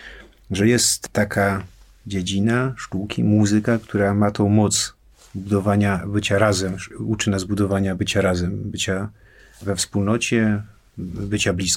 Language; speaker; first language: Polish; native; Polish